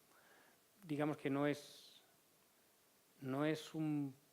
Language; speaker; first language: Spanish; native; Spanish